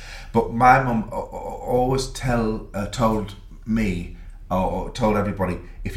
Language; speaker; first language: English; native; English